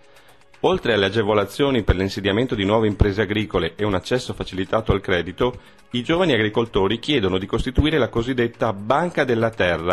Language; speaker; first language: Italian; native; Italian